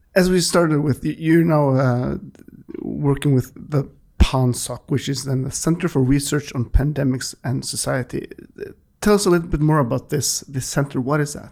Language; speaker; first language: English; non-native, fluent; Norwegian